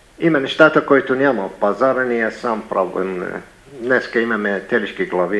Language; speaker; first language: Bulgarian; non-native, learner; Arabic